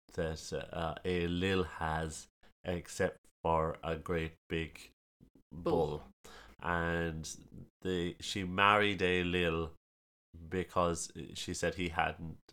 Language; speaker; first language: English; native; English